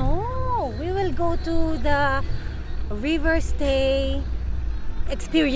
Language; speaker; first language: English; non-native, fluent; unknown